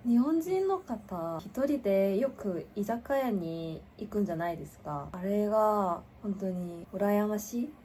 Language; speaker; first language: Japanese; non-native, learner; Korean